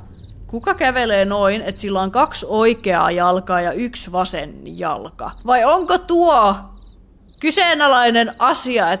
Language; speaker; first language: Finnish; native; Finnish